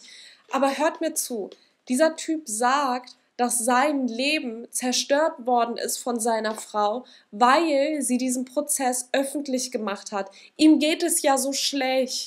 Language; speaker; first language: German; native; German